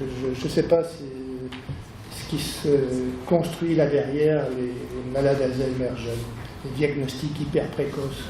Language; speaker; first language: French; native; French